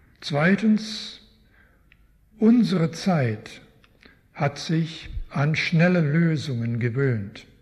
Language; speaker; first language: German; early bilingual, heritage; German